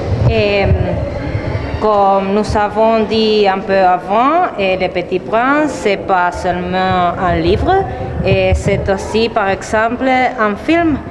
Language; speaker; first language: French; non-native, learner; Spanish